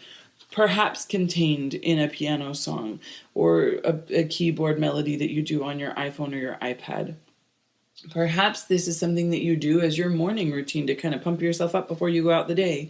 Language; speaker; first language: English; native; English